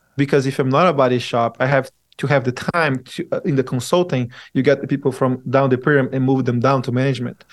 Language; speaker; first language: English; non-native, fluent; Portuguese